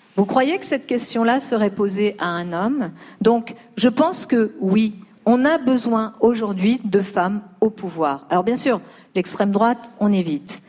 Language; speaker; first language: French; early bilingual, other home language; Spanish